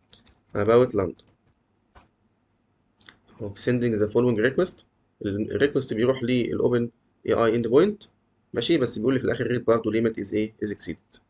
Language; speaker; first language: Arabic; native; Arabic